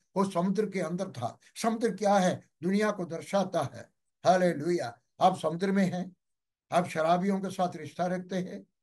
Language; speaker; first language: Hindi; non-native, local second language; Malayalam